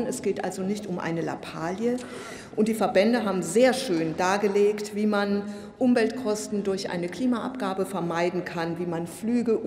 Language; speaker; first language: German; native; German